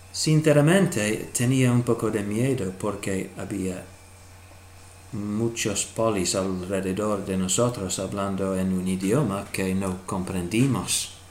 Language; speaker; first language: Spanish; non-native, learner; English